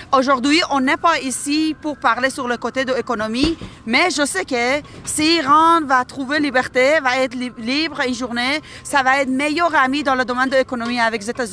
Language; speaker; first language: French; non-native, local second language; Persian